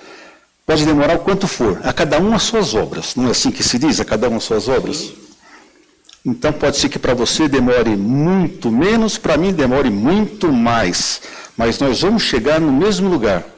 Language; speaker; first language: Portuguese; native; Portuguese